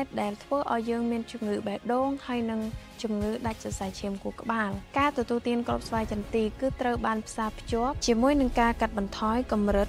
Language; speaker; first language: Khmer; native; Khmer